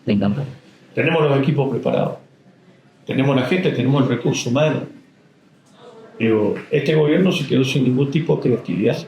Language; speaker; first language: Spanish; native; Spanish